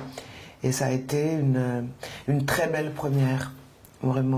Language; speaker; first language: French; non-native, fluent; Spanish